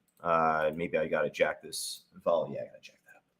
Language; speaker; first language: English; native; English